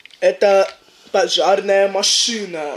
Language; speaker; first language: Russian; early bilingual, heritage; Russian